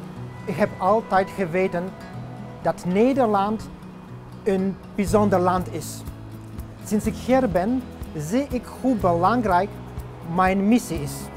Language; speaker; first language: Dutch; non-native, fluent; Polish